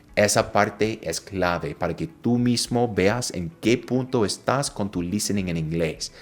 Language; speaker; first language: Spanish; non-native, fluent; English